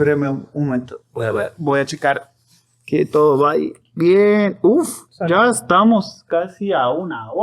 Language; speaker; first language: Spanish; non-native, fluent; English